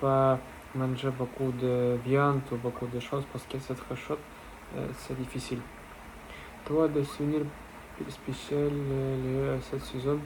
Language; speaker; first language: French; non-native, learner; Russian